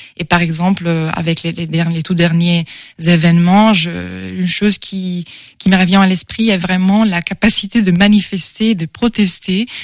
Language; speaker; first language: French; non-native, fluent; Italian